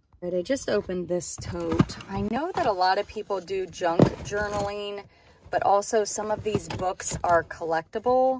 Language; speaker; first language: English; native; English